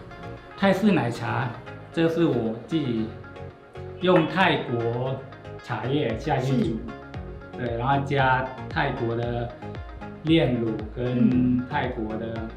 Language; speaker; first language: Chinese; non-native, fluent; Thai